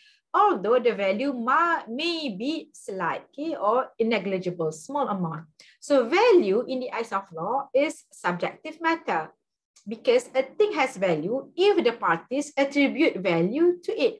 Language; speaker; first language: English; non-native, local second language; Malay